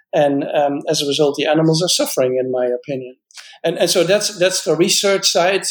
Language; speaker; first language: English; non-native, fluent; Dutch